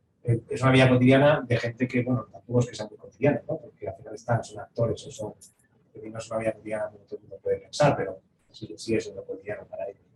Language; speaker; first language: Spanish; native; Spanish